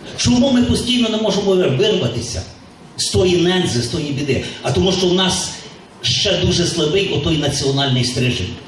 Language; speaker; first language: Ukrainian; native; Ukrainian